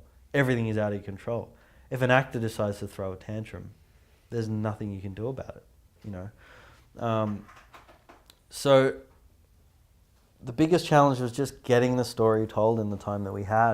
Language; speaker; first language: English; native; English